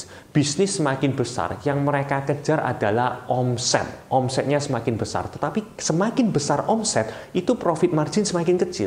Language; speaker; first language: Indonesian; native; Indonesian